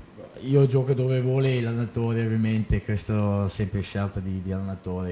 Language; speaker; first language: Italian; non-native, fluent; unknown